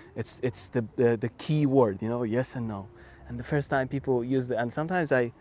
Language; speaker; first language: English; non-native, fluent; Persian